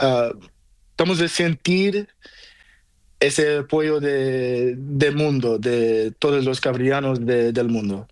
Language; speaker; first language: Spanish; non-native, learner; Portuguese